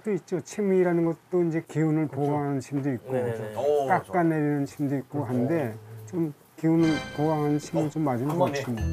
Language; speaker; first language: Korean; native; Korean